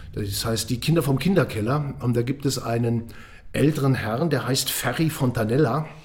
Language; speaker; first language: German; native; German